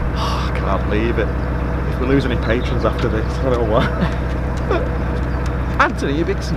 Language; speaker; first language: English; native; English